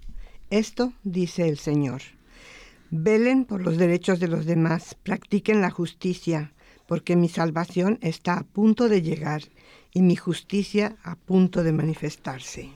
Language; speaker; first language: Spanish; native; Spanish